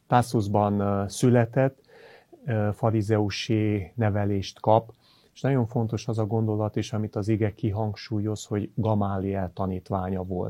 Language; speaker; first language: Hungarian; native; Hungarian